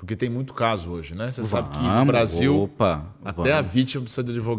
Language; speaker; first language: Portuguese; native; Portuguese